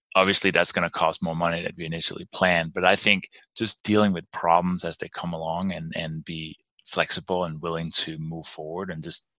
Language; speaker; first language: English; non-native, fluent; Danish